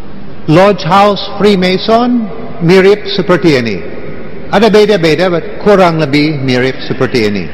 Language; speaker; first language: Indonesian; non-native, learner; English